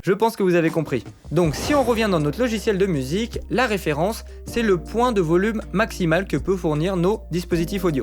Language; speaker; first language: French; native; French